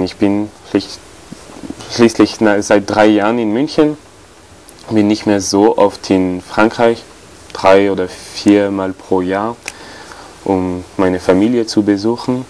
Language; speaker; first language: German; non-native, fluent; French